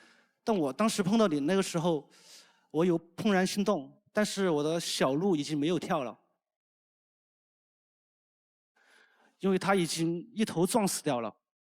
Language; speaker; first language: Chinese; native; Chinese